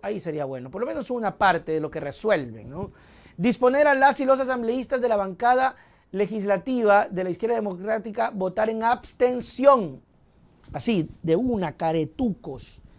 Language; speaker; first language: Spanish; native; Spanish